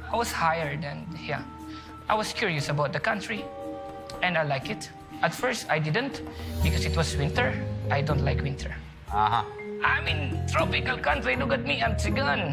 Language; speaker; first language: English; non-native, local second language; Filipino